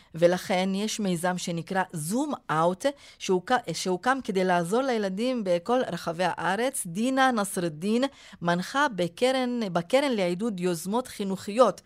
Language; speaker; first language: Hebrew; non-native, local second language; Arabic